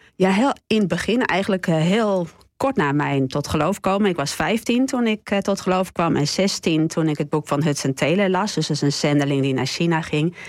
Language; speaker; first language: Dutch; native; Dutch